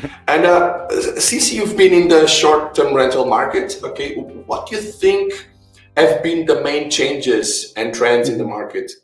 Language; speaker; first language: English; non-native, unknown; Portuguese